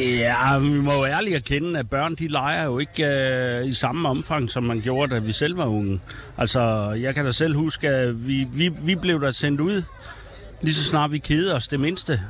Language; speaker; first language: Danish; native; Danish